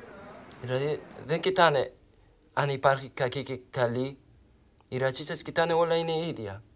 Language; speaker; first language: Greek; non-native, learner; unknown